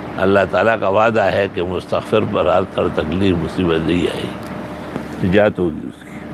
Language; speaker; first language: Urdu; non-native, local second language; Pashto